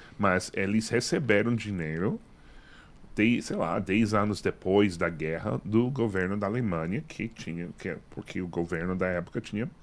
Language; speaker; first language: Portuguese; non-native, fluent; English